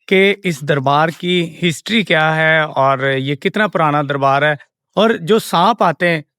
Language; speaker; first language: Urdu; non-native, local second language; Punjabi